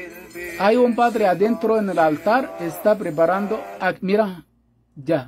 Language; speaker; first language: Spanish; non-native, fluent; Arabic